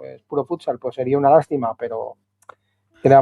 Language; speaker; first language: Spanish; native; Spanish